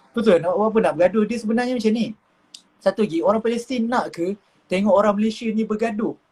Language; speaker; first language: Malay; native; Malay